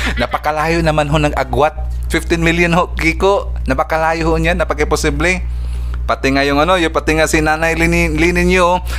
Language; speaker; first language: Filipino; non-native, local second language; Cebuano